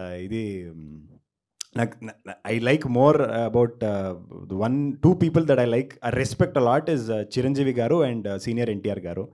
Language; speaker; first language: Telugu; non-native, learner; Kannada